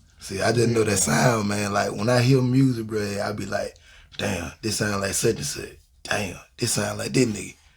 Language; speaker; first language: English; native; English